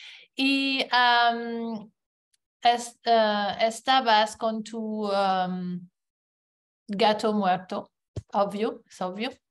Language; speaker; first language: Spanish; non-native, learner; English